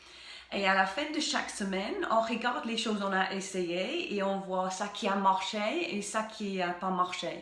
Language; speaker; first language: French; non-native, fluent; English